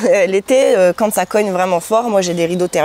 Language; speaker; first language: French; native; French